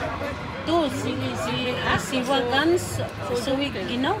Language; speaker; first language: German; non-native, learner; Cebuano